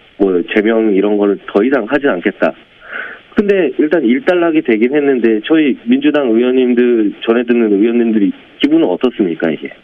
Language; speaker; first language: Korean; native; Korean